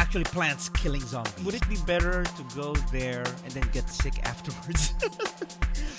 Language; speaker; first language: English; native; English